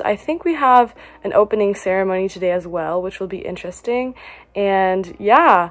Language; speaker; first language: English; native; English